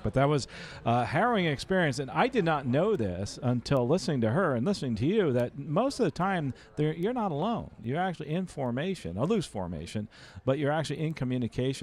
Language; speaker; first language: English; native; English